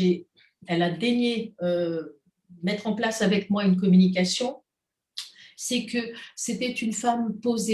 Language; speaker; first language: French; native; French